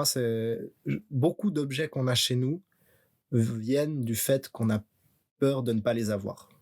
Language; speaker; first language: French; native; French